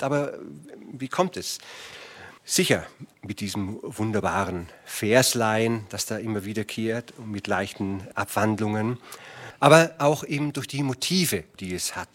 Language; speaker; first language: German; native; German